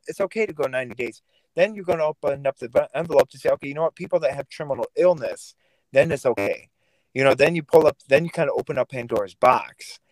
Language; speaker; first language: English; early bilingual, other home language; Russian